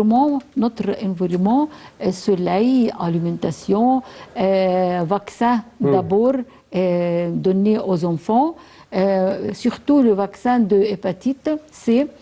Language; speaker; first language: French; non-native, fluent; Arabic